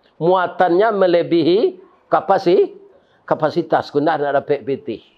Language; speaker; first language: Malay; non-native, local second language; Minangkabau